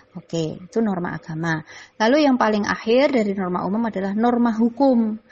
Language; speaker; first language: Indonesian; non-native, local second language; Javanese